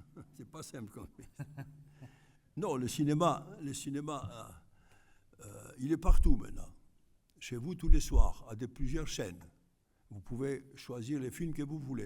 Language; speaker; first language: French; non-native, fluent; Greek